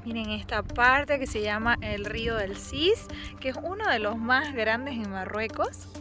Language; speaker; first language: Spanish; native; Spanish